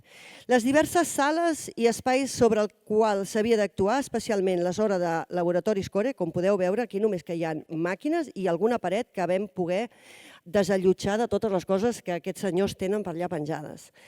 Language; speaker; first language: Catalan; native; Catalan